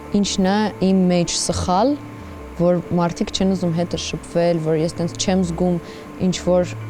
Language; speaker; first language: Armenian; early bilingual, heritage; Armenian